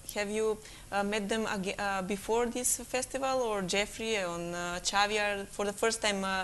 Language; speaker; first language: English; non-native, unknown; Macedonian